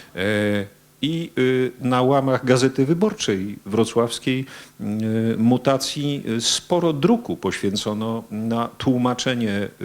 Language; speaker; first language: Polish; native; Polish